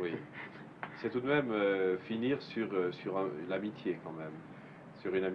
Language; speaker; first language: French; native; French